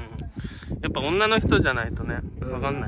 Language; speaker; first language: Japanese; native; Japanese